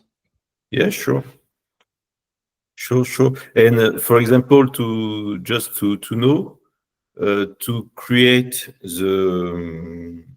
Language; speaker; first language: English; non-native, learner; French